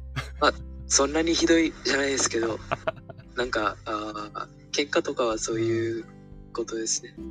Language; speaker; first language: Japanese; non-native, fluent; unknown